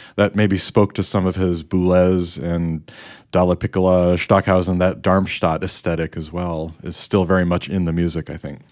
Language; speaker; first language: English; native; English